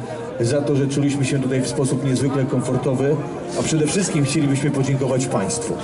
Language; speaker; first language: Polish; native; Polish